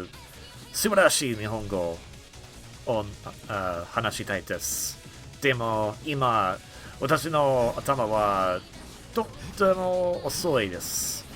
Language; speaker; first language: Japanese; non-native, learner; English